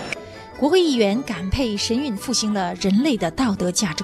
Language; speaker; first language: Chinese; native; Chinese